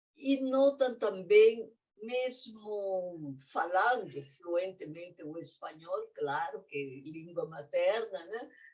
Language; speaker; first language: Portuguese; non-native, fluent; Spanish